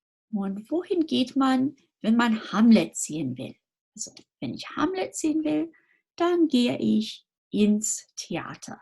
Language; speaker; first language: German; non-native, fluent; English